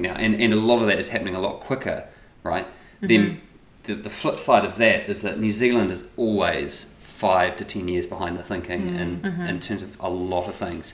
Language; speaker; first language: English; native; English